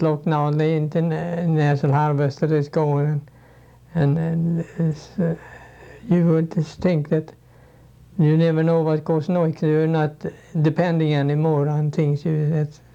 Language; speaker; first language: English; non-native, fluent; Swedish